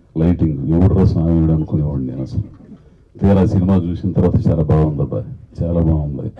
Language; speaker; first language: Telugu; native; Telugu